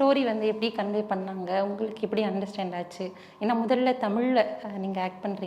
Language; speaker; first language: Tamil; native; Tamil